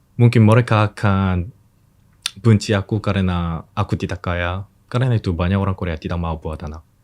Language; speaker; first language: Indonesian; non-native, learner; Korean